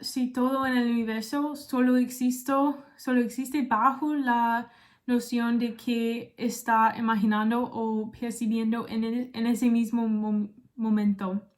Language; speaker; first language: Spanish; non-native, learner; English